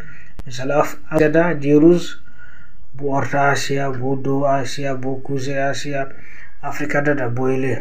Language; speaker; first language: Turkish; non-native, fluent; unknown